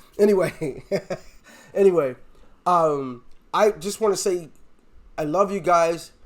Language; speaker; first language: English; native; English